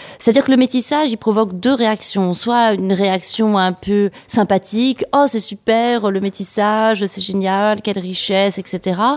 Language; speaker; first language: French; native; French